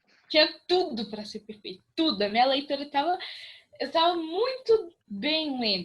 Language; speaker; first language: Portuguese; native; Portuguese